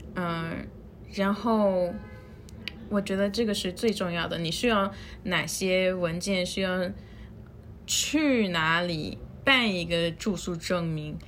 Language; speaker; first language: Chinese; non-native, fluent; Spanish